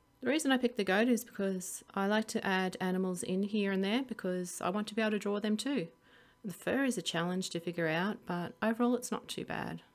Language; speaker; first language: English; native; English